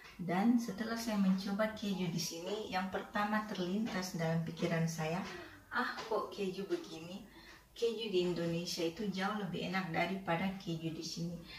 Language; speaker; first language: Indonesian; native; Indonesian